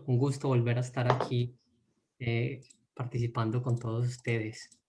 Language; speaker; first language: Spanish; native; Spanish